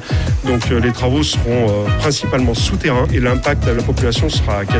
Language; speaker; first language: French; native; French